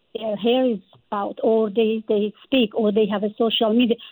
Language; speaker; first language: English; non-native, fluent; Persian